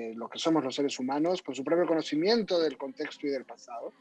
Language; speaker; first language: Spanish; native; Spanish